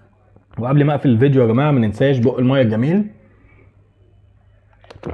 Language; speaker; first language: Arabic; native; Arabic